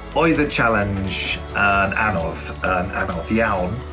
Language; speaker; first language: Welsh; non-native, learner; English